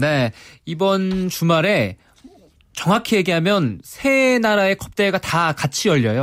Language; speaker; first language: Korean; native; Korean